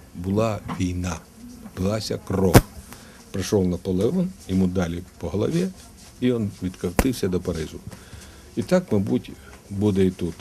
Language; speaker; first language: Ukrainian; non-native, local second language; Russian